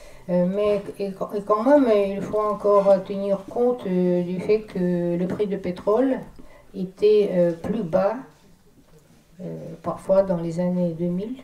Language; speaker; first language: French; non-native, fluent; Russian